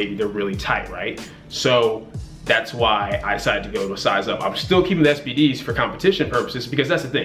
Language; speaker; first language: English; native; English